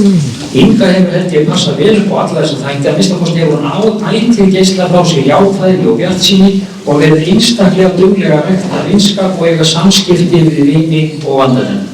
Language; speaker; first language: Icelandic; native; Icelandic